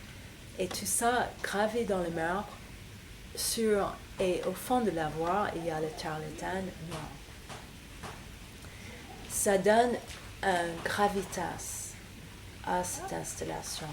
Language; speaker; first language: French; non-native, fluent; English